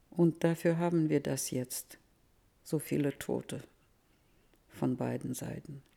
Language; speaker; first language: German; early bilingual, heritage; Russian